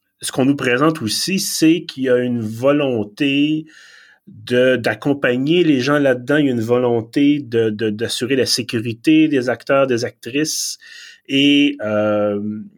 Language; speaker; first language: French; native; French